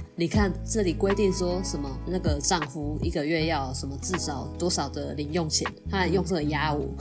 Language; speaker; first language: Chinese; native; Chinese